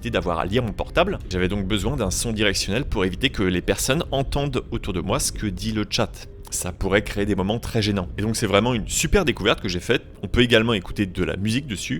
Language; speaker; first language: French; native; French